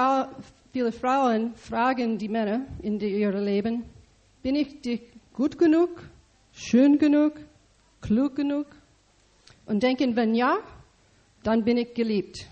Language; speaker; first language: German; non-native, learner; English